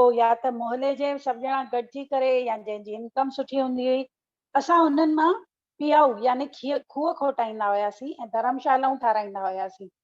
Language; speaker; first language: Sindhi; early bilingual, heritage; Sindhi